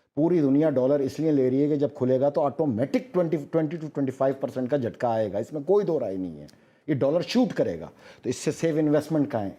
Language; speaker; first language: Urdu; native; Urdu